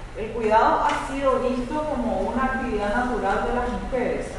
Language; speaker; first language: Spanish; native; Spanish